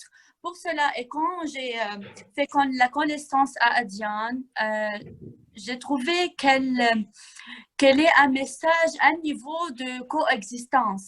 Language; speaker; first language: French; non-native, fluent; Arabic